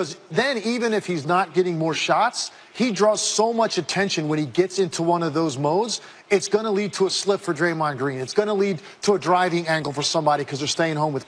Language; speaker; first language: English; native; English